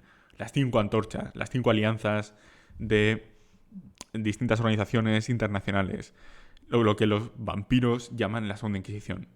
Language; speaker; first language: Spanish; native; Spanish